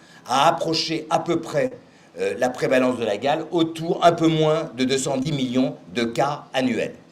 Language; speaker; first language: French; native; French